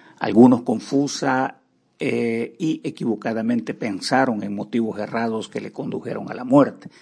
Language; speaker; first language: Spanish; native; Spanish